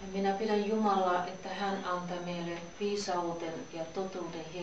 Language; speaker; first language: Finnish; non-native, learner; Russian